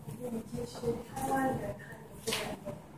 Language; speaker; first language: Chinese; non-native, learner; English